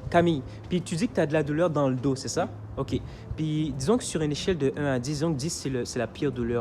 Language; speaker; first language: French; native; French